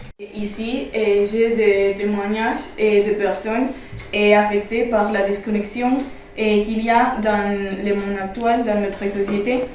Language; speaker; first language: French; non-native, learner; Spanish